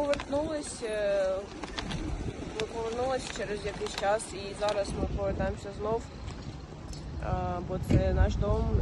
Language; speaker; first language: Ukrainian; non-native, local second language; Russian